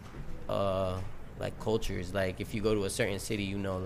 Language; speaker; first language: English; early bilingual, other home language; Spanish